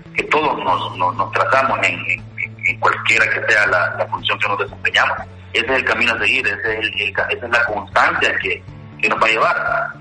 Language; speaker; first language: Spanish; native; Spanish